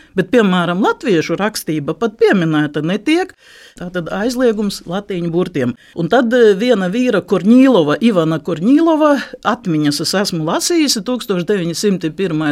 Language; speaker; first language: Latvian; native; Latvian